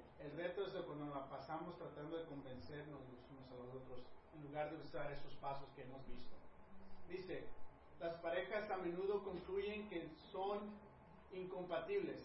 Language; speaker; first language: Spanish; early bilingual, heritage; Spanish